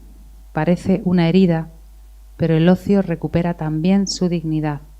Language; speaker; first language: Spanish; native; Spanish